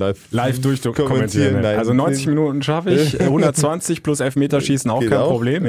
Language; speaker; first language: German; native; German